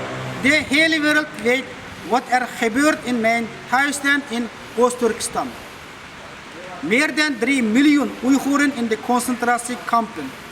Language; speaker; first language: Dutch; non-native, fluent; Uyghur